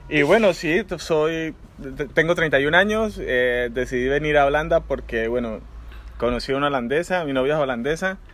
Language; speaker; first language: Spanish; native; Spanish